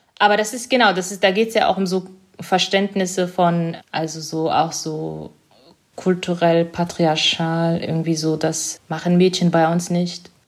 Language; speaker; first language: German; early bilingual, other home language; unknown